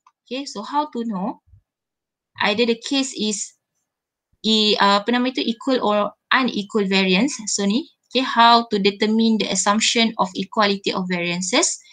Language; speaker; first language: English; non-native, local second language; Malay